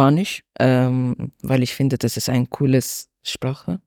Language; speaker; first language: German; non-native, learner; Arabic